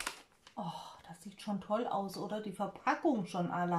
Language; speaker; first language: German; native; German